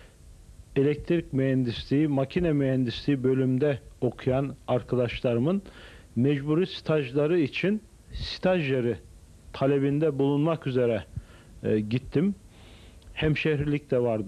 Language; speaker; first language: Turkish; native; Turkish